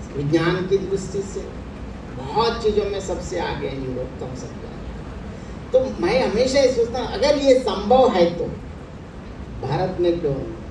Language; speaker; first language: Hindi; non-native, local second language; Telugu